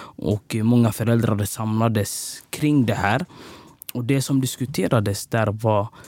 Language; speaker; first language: Swedish; early bilingual, other home language; Somali